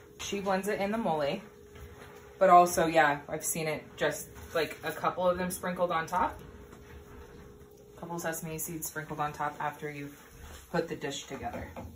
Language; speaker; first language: English; native; English